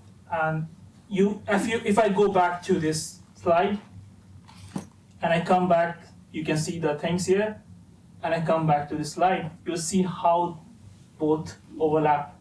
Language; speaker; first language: English; non-native, fluent; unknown